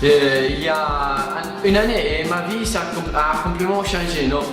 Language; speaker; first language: French; non-native, fluent; Italian